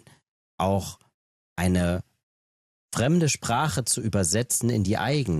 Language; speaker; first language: German; native; German